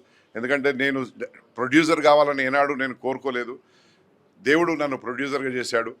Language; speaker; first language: Telugu; native; Telugu